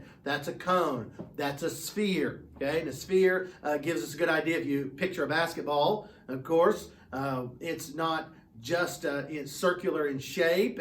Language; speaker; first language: English; native; English